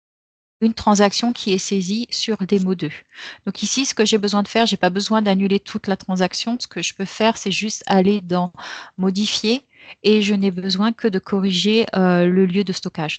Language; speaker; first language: French; native; French